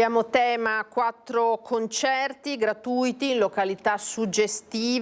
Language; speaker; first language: Italian; native; Italian